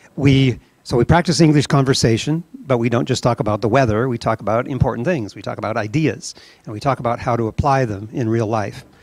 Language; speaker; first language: English; native; English